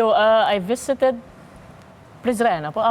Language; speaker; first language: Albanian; non-native, learner; Filipino